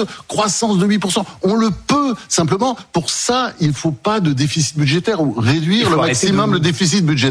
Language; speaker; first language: French; native; French